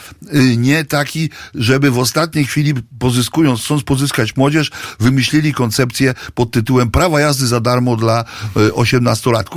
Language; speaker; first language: Polish; native; Polish